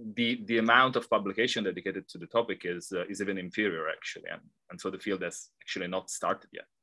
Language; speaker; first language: English; non-native, fluent; Italian